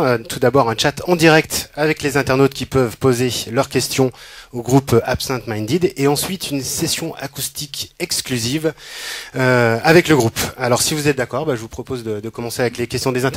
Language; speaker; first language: French; native; French